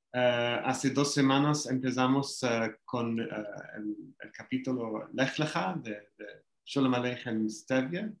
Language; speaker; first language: Spanish; non-native, fluent; English